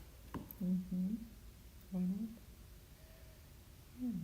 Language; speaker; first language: English; non-native, learner; Russian